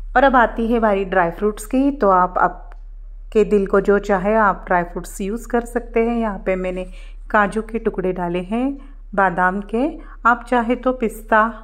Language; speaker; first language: Hindi; non-native, local second language; Marathi